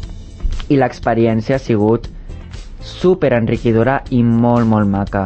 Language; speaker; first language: Catalan; native; Catalan